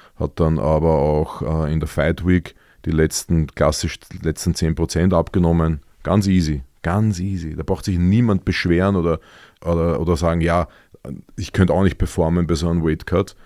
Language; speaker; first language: German; native; German